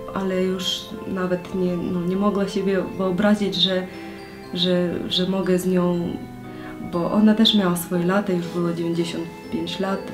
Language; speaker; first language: Polish; non-native, learner; Ukrainian